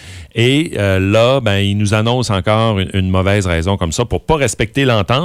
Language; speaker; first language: French; native; French